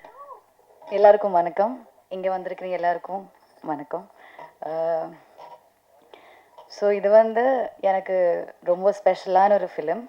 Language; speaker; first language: Tamil; non-native, learner; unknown